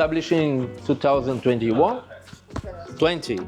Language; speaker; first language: English; non-native, learner; Portuguese